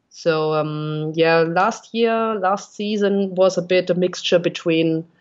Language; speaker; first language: English; non-native, fluent; German